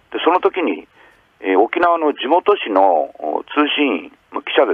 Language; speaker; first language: Japanese; native; Japanese